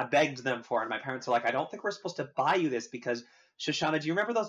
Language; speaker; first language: English; native; English